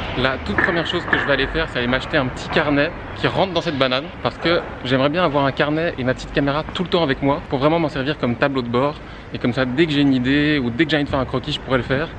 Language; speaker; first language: French; native; French